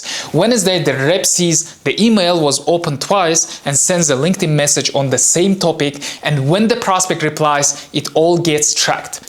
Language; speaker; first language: English; non-native, fluent; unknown